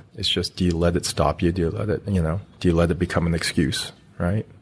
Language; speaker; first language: English; native; English